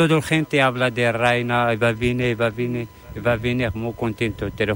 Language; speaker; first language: Spanish; non-native, learner; Arabic